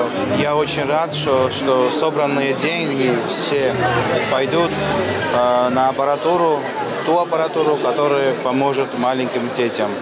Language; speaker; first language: Russian; non-native, fluent; Georgian